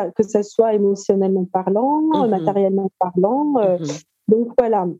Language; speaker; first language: French; native; French